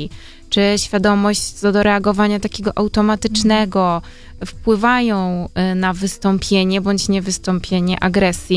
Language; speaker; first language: Polish; native; Polish